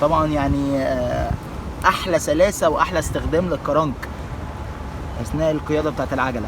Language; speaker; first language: Arabic; native; Arabic